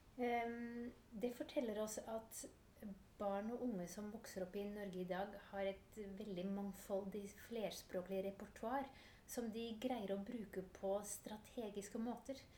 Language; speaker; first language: Norwegian; non-native, fluent; Dutch